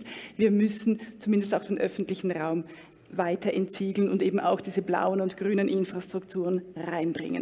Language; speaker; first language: German; native; German